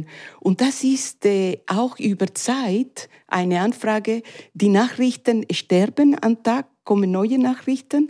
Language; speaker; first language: German; non-native, learner; Spanish